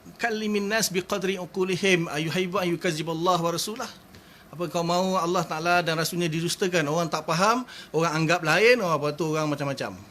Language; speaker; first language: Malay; native; Malay